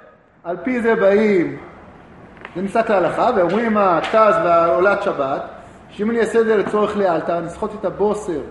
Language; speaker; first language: Hebrew; native; Hebrew